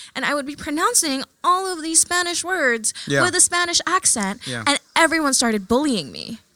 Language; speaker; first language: English; early bilingual, other home language; Filipino